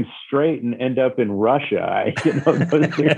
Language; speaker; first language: English; native; English